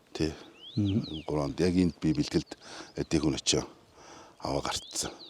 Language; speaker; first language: Mongolian; native; Mongolian